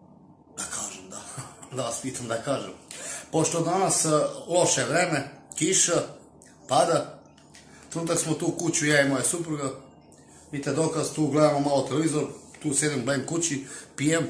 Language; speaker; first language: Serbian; non-native, local second language; Romany